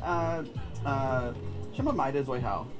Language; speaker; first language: Chinese; non-native, learner; English